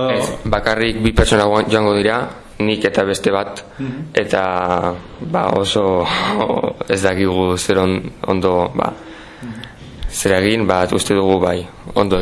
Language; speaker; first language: Basque; non-native, local second language; Spanish